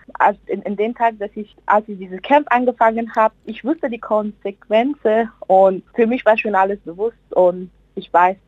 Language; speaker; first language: German; non-native, fluent; Persian